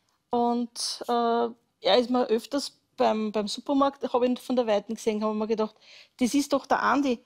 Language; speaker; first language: German; native; German